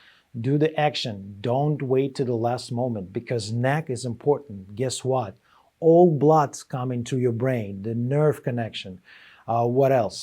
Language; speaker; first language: English; non-native, fluent; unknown